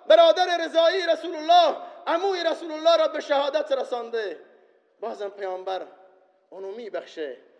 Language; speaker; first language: Persian; non-native, local second language; Baluchi